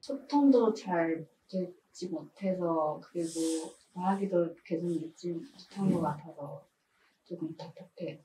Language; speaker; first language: Korean; non-native, learner; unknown